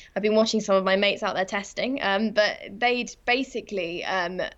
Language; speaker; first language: English; native; English